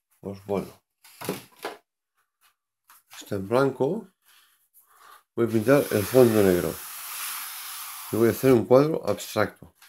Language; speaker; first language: Spanish; non-native, local second language; Catalan